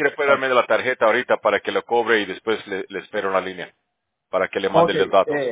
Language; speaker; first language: Spanish; native; Spanish